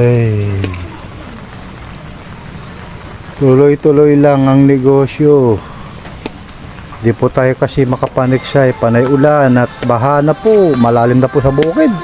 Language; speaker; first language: Filipino; native; Filipino